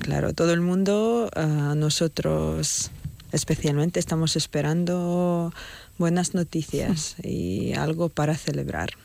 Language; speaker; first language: Spanish; non-native, fluent; Ukrainian